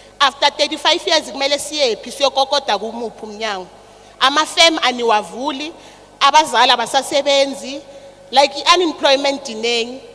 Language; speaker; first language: Zulu; native; Zulu